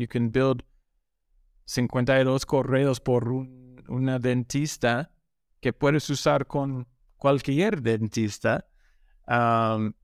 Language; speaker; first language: Spanish; non-native, learner; English